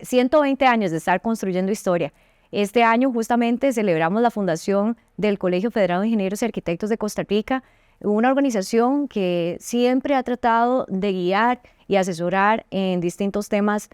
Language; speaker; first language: Spanish; native; Spanish